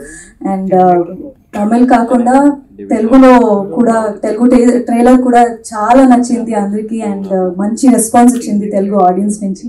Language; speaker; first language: Telugu; non-native, learner; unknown